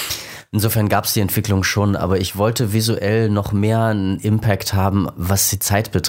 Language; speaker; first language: German; native; German